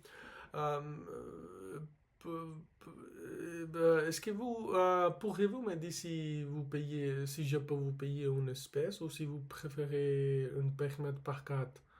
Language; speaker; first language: French; non-native, learner; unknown